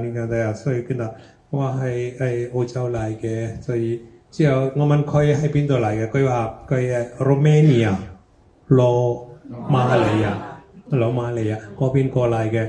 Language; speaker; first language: Cantonese; early bilingual, heritage; Cantonese